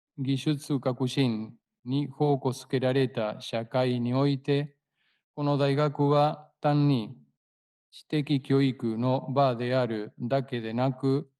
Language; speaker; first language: Japanese; non-native, fluent; Spanish